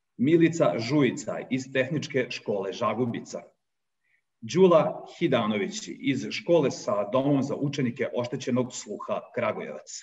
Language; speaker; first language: Serbian; native; Serbian